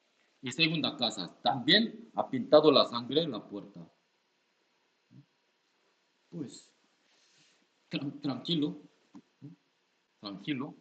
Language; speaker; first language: Spanish; non-native, learner; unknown